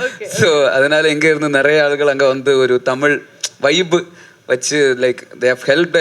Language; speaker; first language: Tamil; non-native, learner; Malayalam